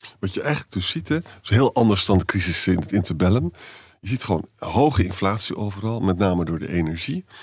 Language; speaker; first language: Dutch; native; Dutch